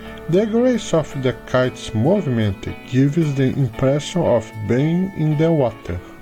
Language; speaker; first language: English; non-native, fluent; Portuguese